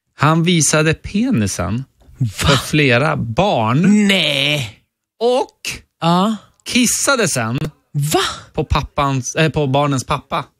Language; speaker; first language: Swedish; native; Swedish